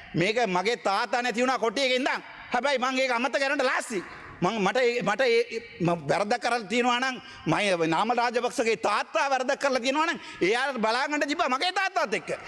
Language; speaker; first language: Sinhala; non-native, local second language; Tamil